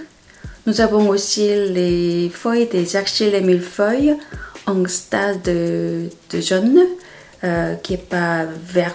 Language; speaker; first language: French; non-native, fluent; Korean